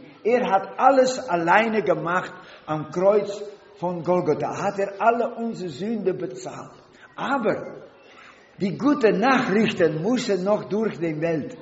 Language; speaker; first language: German; non-native, learner; Dutch